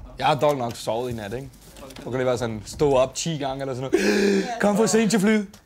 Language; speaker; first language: Danish; early bilingual, other home language; Tamil